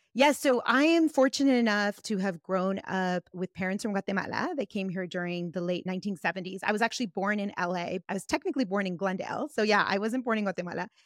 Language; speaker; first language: English; early bilingual, other home language; Spanish